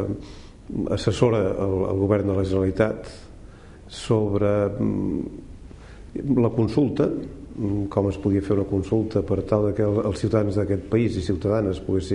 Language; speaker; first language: Catalan; native; Catalan